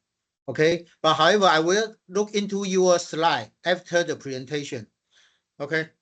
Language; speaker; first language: English; non-native, fluent; Chinese